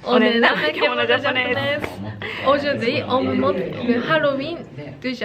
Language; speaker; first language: French; non-native, learner; Japanese